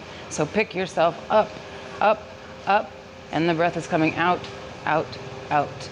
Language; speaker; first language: English; native; English